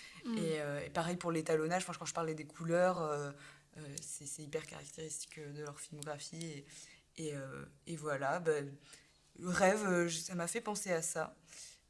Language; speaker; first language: French; native; French